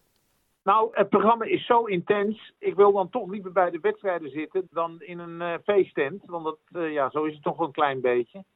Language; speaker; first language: Dutch; native; Dutch